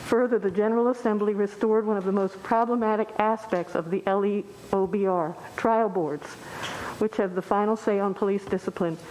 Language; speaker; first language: English; native; English